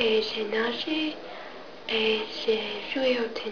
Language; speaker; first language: French; non-native, learner; English